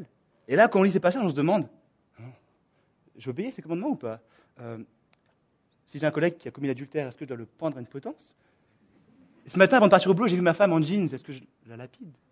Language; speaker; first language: French; native; French